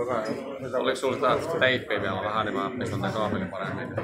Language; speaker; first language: Finnish; native; Finnish